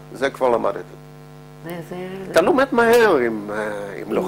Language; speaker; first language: Hebrew; non-native, fluent; Dutch